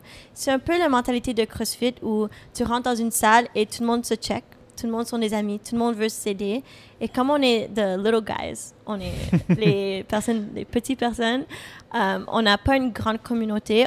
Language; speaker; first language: French; non-native, fluent; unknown